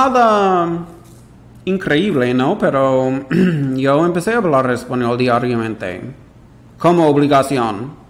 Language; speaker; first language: Spanish; non-native, fluent; English